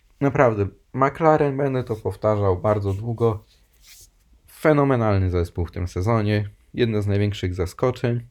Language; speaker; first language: Polish; native; Polish